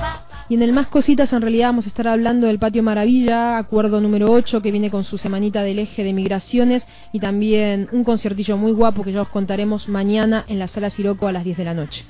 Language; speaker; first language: Spanish; native; Spanish